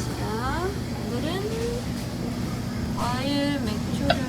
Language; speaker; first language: Korean; non-native, learner; Malay